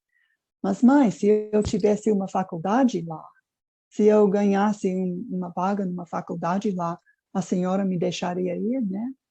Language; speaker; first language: Portuguese; non-native, fluent; English